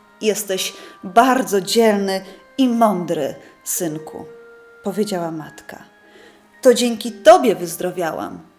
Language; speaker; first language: Polish; native; Polish